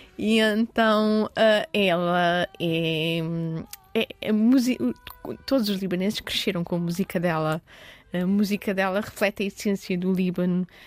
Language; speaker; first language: Portuguese; early bilingual, other home language; Arabic